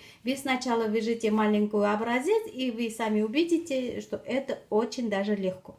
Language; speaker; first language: Russian; non-native, fluent; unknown